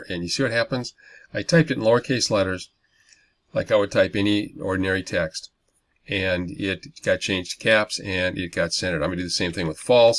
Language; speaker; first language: English; native; English